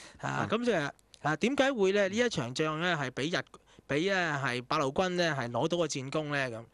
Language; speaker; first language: Cantonese; native; Cantonese